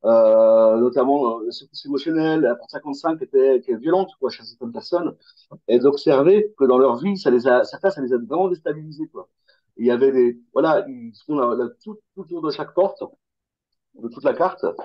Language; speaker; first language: French; native; French